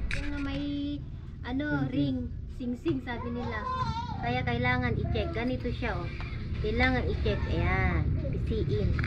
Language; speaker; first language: Filipino; non-native, local second language; Iloko